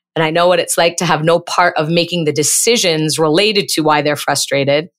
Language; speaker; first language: English; native; English